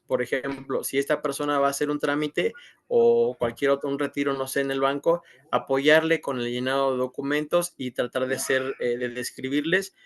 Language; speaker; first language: Spanish; native; Spanish